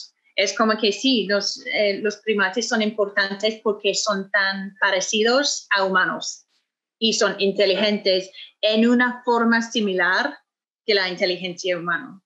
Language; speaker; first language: Spanish; non-native, fluent; English